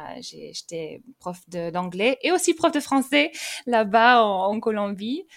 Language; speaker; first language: French; early bilingual, other home language; English